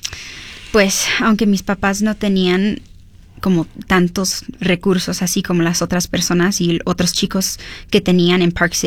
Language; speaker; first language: Spanish; early bilingual, heritage; Spanish